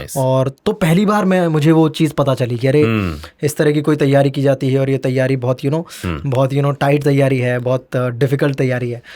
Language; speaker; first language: Hindi; native; Hindi